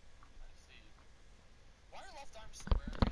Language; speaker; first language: English; native; English